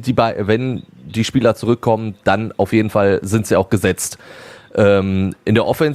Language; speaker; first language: German; native; German